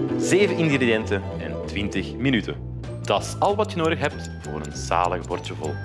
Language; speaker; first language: Dutch; native; Dutch